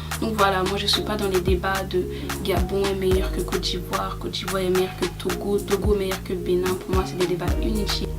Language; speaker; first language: French; native; French